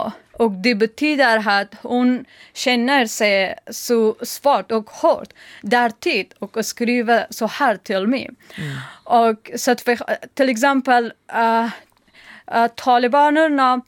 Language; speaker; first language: Swedish; non-native, learner; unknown